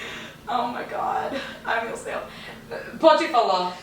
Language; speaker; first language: Portuguese; non-native, learner; English